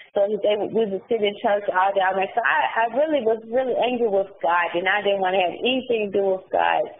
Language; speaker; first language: English; native; English